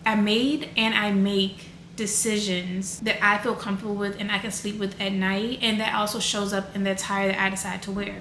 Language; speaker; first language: English; native; English